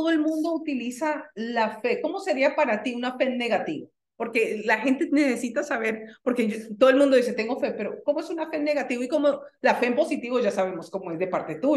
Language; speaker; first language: Spanish; native; Spanish